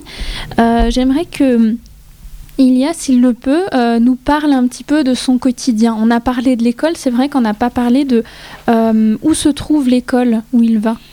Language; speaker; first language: French; native; French